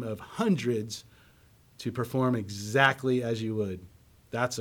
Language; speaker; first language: English; native; English